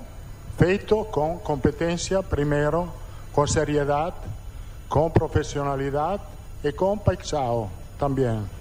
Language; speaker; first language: Portuguese; non-native, fluent; Italian